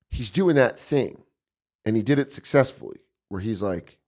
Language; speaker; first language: English; native; English